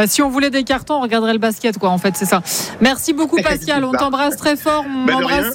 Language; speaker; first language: French; native; French